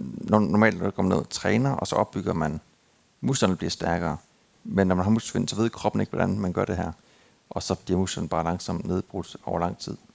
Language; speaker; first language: Danish; native; Danish